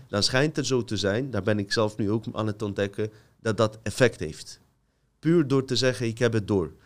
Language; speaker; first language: Dutch; native; Dutch